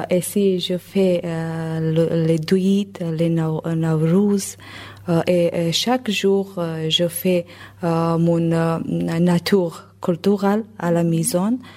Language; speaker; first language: French; non-native, learner; Persian